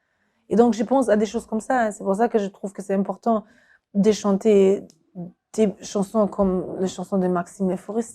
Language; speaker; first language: French; non-native, fluent; German